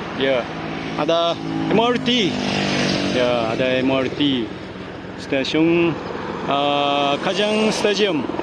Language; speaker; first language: Malay; non-native, learner; Japanese